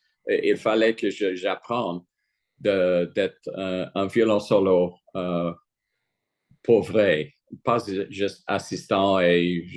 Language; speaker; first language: French; non-native, fluent; English